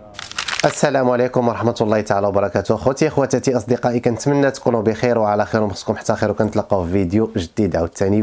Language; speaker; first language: Arabic; native; Arabic